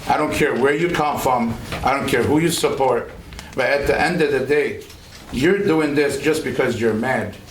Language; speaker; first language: English; non-native, fluent; Arabic